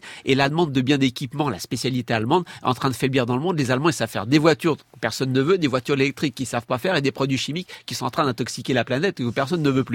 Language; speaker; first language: French; native; French